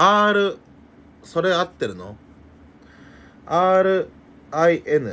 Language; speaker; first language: Japanese; native; Japanese